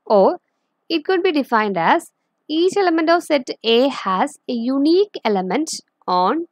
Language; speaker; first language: English; non-native, local second language; Malayalam